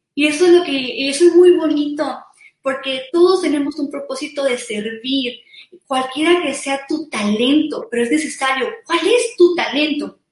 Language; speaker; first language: Spanish; early bilingual, heritage; Spanish